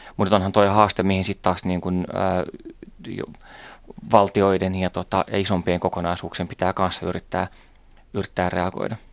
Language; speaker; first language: Finnish; native; Finnish